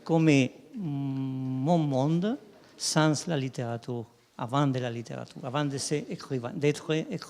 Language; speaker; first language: French; non-native, fluent; Spanish